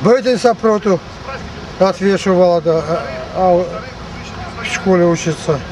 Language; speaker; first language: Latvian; non-native, learner; Russian